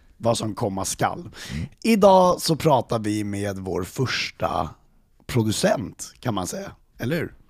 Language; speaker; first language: Swedish; native; Swedish